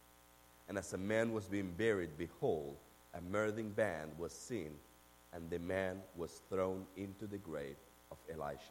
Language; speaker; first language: English; non-native, fluent; Spanish